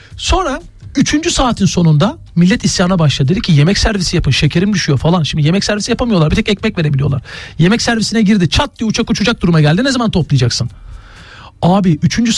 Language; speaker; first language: Turkish; native; Turkish